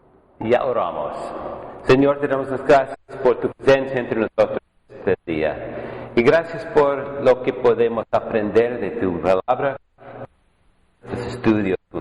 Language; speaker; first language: Spanish; non-native, fluent; English